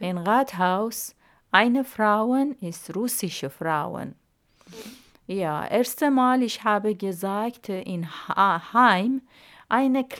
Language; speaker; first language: German; non-native, learner; Arabic